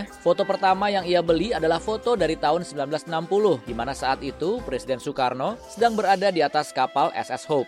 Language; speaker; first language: Indonesian; native; Indonesian